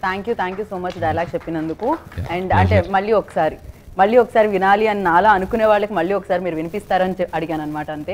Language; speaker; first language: Telugu; native; Telugu